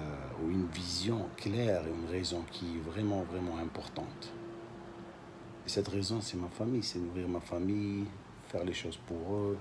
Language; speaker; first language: French; non-native, local second language; Arabic